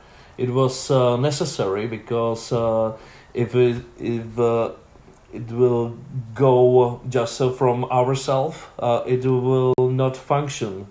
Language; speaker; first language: English; non-native, learner; Czech